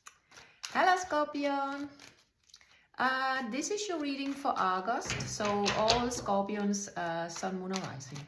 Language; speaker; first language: English; non-native, fluent; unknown